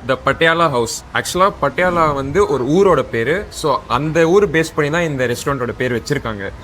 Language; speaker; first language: Tamil; non-native, local second language; Punjabi